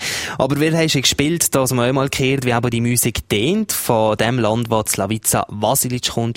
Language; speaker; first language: German; native; German